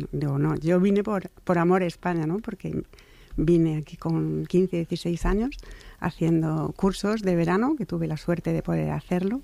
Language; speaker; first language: Spanish; non-native, fluent; French